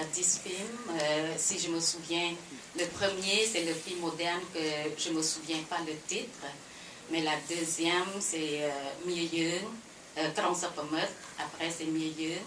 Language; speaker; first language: French; non-native, fluent; Khmer